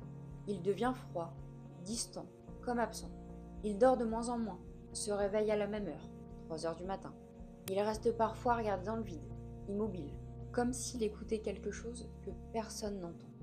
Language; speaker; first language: French; native; French